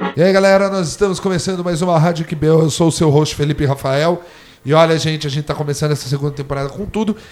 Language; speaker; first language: Portuguese; native; Portuguese